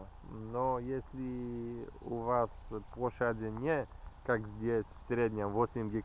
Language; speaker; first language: Russian; non-native, fluent; Polish